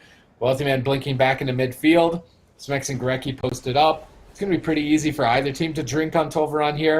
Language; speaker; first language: English; native; English